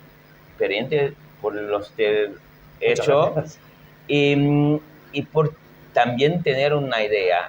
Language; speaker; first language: Spanish; non-native, fluent; Portuguese